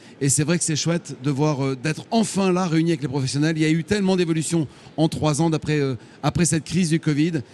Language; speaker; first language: French; native; French